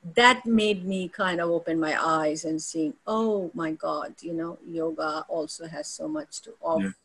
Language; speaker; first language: English; non-native, local second language; Bangla